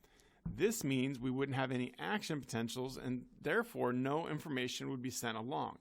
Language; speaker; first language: English; native; English